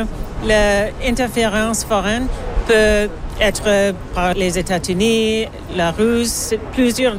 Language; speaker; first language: French; non-native, learner; English